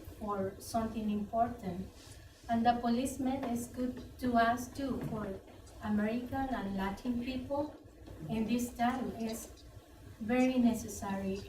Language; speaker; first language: English; non-native, learner; Spanish